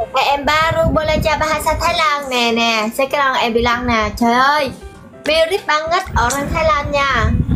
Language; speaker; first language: Indonesian; non-native, fluent; Vietnamese